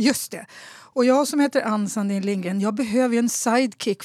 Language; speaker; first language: Swedish; native; Swedish